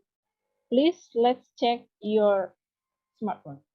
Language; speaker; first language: English; non-native, learner; Indonesian